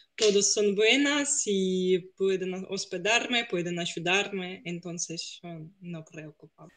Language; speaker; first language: Spanish; non-native, fluent; Russian